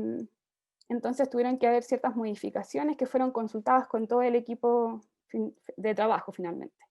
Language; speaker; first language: Spanish; native; Spanish